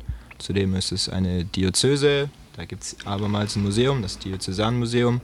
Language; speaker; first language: German; native; German